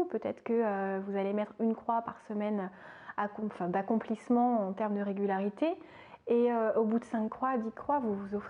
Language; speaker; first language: French; native; French